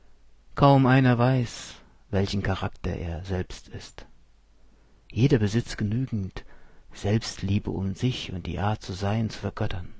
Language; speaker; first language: German; native; German